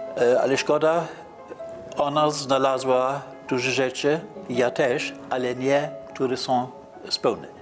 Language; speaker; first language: Polish; non-native, learner; German